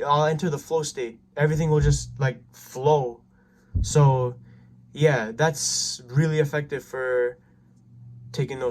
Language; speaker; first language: English; native; English